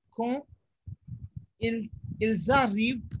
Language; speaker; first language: French; non-native, fluent; Hindi